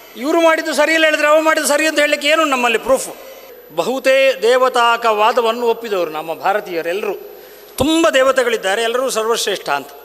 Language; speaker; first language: Kannada; non-native, local second language; Tulu